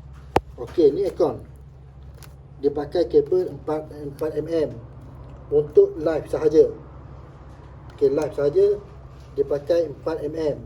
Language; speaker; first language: Malay; native; Malay